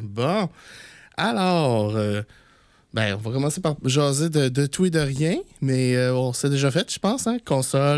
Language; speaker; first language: French; native; French